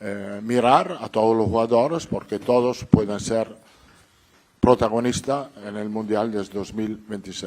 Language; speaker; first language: Spanish; non-native, fluent; Italian